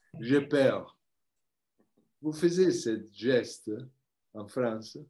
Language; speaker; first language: French; non-native, learner; Italian